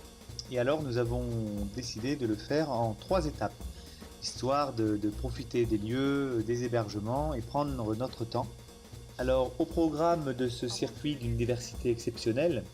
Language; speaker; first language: French; native; French